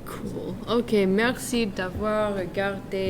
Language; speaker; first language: French; non-native, learner; English